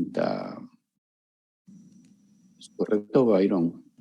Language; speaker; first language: Spanish; native; Spanish